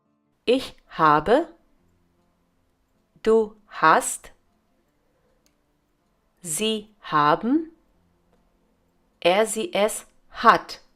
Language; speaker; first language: German; non-native, fluent; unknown